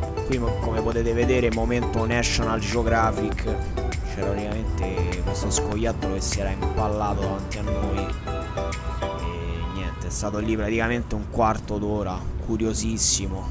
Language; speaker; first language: Italian; native; Italian